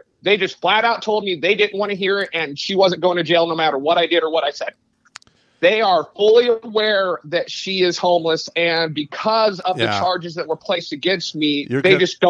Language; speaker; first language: English; native; English